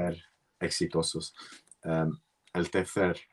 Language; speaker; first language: Spanish; non-native, learner; English